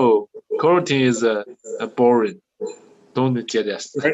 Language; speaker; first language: English; non-native, learner; Chinese